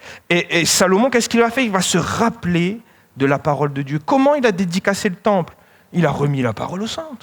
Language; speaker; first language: French; native; French